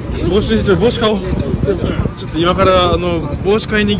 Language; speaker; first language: Japanese; native; Japanese